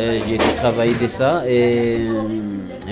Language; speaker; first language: French; non-native, learner; Comorian